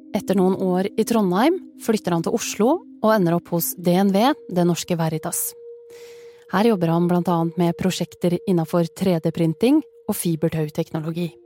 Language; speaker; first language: Norwegian; native; Norwegian